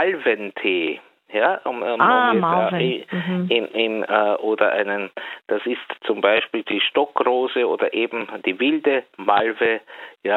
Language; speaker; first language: German; native; German